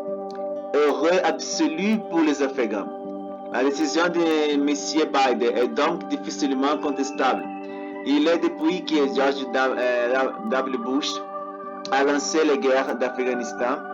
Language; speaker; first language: French; non-native, learner; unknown